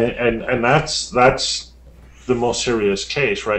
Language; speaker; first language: English; native; English